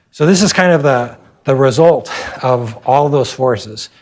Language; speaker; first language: English; native; English